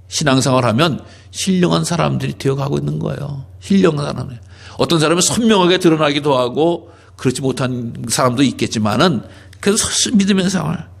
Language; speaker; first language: Korean; native; Korean